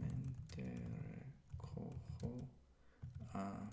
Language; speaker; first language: Spanish; non-native, learner; English